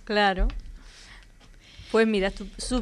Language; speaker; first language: Spanish; native; Spanish